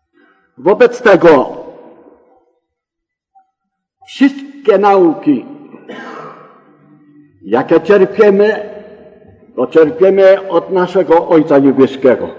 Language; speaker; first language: Polish; native; Polish